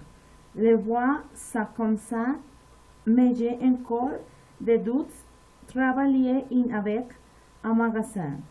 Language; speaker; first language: French; non-native, learner; Spanish